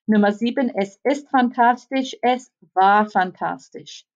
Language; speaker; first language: German; non-native, fluent; English